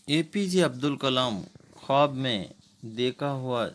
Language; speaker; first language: Hindi; non-native, local second language; Kannada